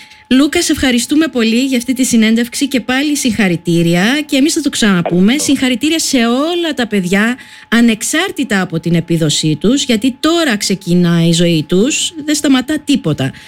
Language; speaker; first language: Greek; native; Greek